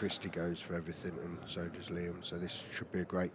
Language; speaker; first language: English; native; English